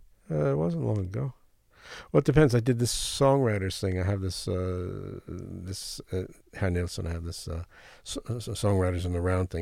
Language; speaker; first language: English; native; English